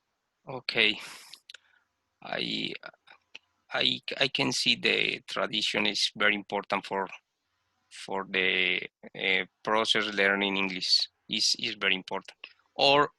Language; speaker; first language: English; non-native, learner; Spanish